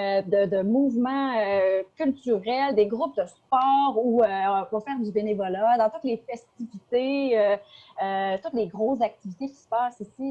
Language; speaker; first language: French; native; French